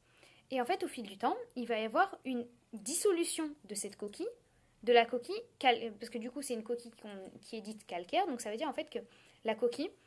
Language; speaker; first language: French; native; French